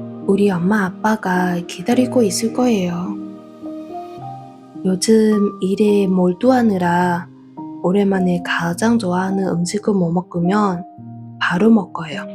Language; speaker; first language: Korean; non-native, fluent; Vietnamese